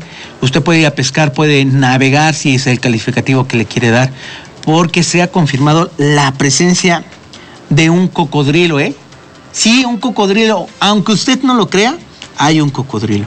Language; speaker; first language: Spanish; native; Spanish